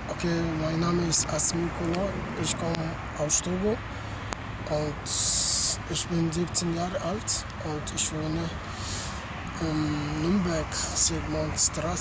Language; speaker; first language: German; non-native, learner; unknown